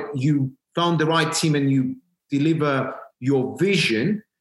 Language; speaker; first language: English; non-native, fluent; Greek